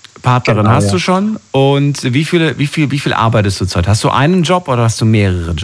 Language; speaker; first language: German; native; German